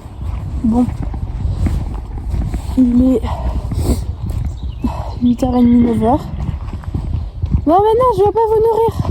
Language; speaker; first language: French; native; French